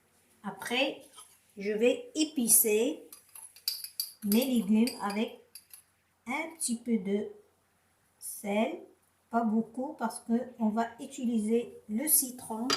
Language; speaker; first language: French; non-native, local second language; Arabic